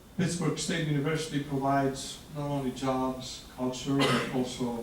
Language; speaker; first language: English; non-native, fluent; Greek